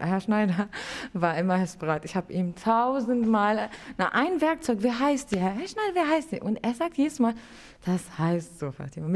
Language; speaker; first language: German; non-native, learner; Arabic